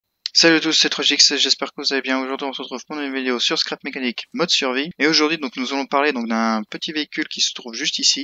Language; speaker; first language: French; native; French